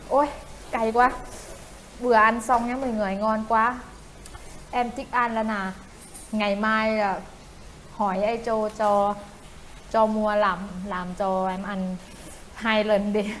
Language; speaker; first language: Vietnamese; non-native, learner; Thai